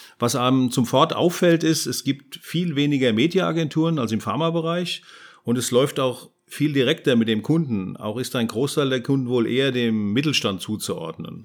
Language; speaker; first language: German; native; German